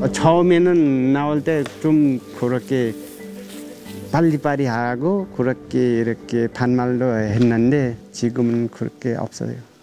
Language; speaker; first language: Korean; non-native, learner; Nepali